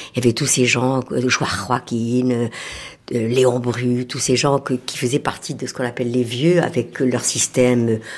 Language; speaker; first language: French; native; French